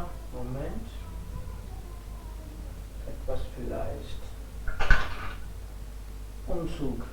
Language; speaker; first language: German; non-native, fluent; Hindi